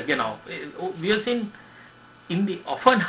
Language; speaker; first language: German; non-native, learner; Sinhala